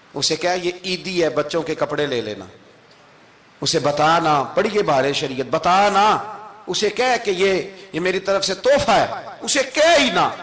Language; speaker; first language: Urdu; non-native, local second language; Punjabi